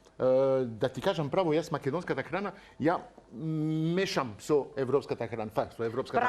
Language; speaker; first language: Macedonian; non-native, fluent; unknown